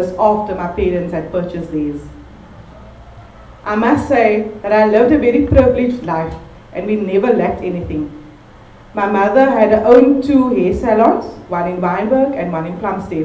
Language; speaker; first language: English; native; English